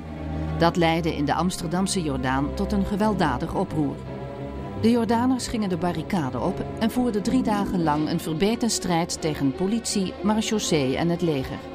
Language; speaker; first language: Dutch; native; Dutch